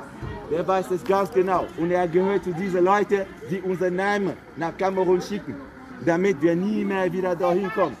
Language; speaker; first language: German; non-native, fluent; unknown